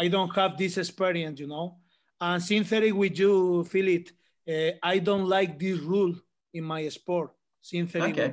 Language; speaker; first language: English; non-native, learner; Spanish